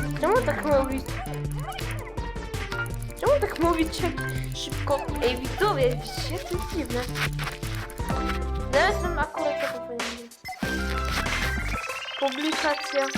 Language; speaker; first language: Polish; early bilingual, other home language; Ukrainian